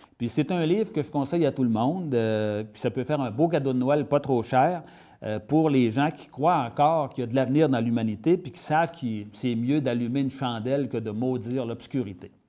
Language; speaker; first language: French; native; French